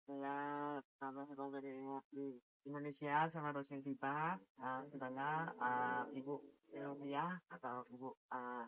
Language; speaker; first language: Indonesian; non-native, learner; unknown